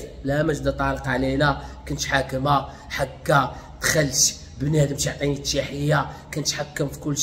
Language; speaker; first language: Arabic; native; Arabic